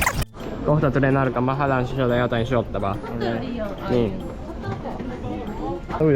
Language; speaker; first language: Finnish; non-native, learner; Japanese